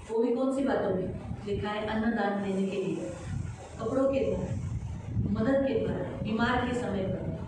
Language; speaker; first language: Hindi; non-native, local second language; Marathi